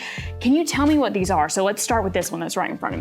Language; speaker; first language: English; native; English